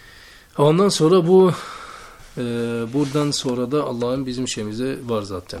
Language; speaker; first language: Turkish; native; Turkish